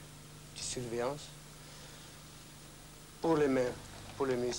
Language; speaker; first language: French; non-native, fluent; Hungarian